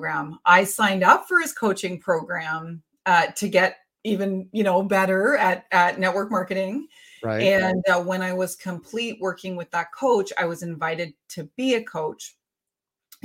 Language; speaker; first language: English; native; English